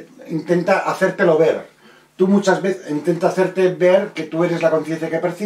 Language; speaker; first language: Spanish; native; Spanish